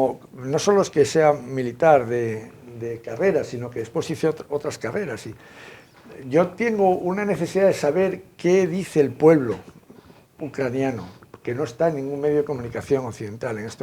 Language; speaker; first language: Spanish; native; Spanish